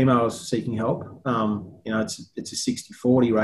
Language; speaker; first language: English; native; English